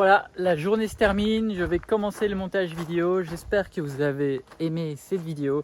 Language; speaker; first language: French; native; French